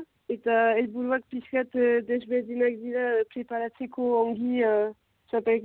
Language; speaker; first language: Basque; non-native, local second language; French